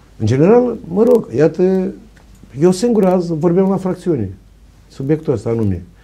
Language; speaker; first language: Romanian; native; Romanian